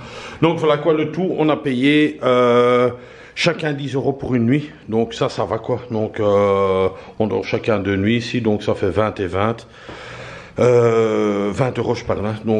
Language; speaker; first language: French; native; French